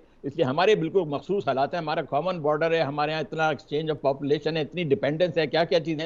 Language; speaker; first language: Urdu; native; Urdu